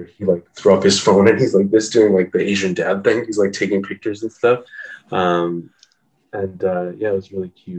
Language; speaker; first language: English; native; English